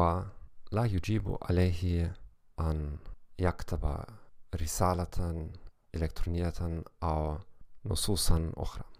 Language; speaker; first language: Arabic; non-native, learner; German